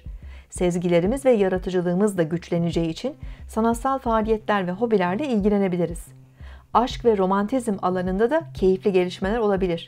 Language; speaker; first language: Turkish; native; Turkish